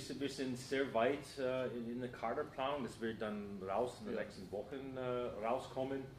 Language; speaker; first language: German; non-native, fluent; English